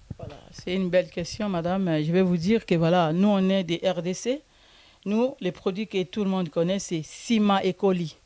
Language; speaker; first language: French; non-native, local second language; Lingala